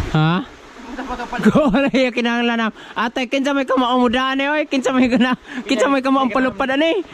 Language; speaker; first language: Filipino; non-native, local second language; Cebuano